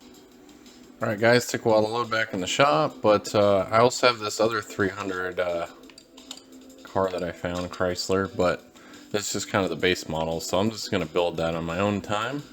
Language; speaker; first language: English; native; English